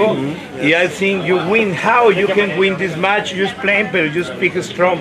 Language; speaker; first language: English; non-native, learner; Spanish